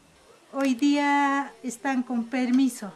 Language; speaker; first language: Spanish; non-native, local second language; Quechua